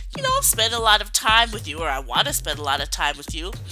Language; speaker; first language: English; native; English